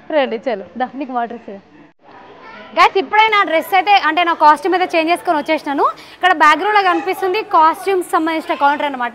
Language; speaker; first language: Telugu; native; Telugu